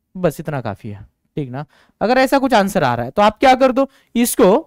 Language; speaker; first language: Hindi; non-native, local second language; Marathi